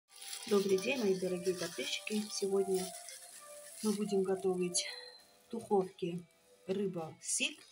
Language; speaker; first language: Russian; non-native, fluent; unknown